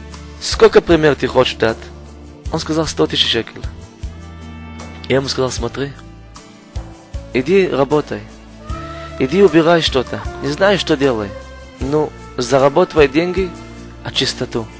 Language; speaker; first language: Russian; non-native, learner; Hebrew